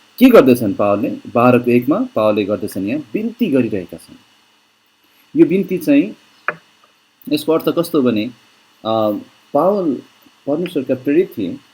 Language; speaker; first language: Nepali; native; Nepali